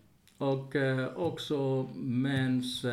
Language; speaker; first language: Swedish; non-native, fluent; Arabic